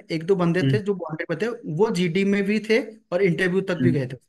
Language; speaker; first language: Hindi; native; Hindi